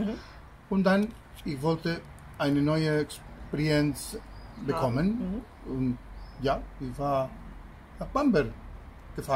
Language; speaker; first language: German; non-native, learner; Spanish